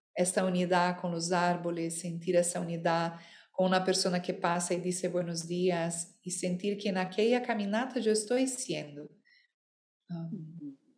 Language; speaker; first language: Spanish; non-native, fluent; Portuguese